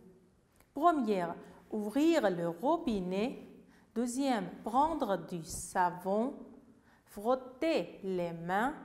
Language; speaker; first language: French; non-native, fluent; Uzbek